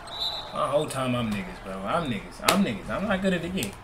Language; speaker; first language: English; native; English